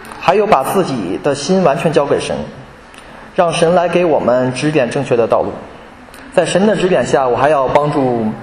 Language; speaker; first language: Chinese; native; Chinese